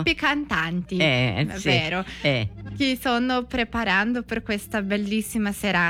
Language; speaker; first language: Italian; non-native, learner; Portuguese